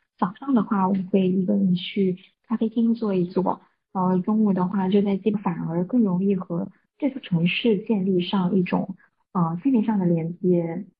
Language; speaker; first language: Chinese; native; Chinese